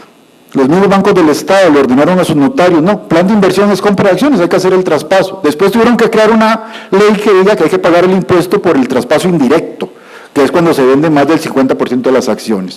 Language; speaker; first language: Spanish; native; Spanish